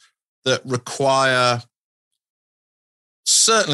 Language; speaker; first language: English; native; English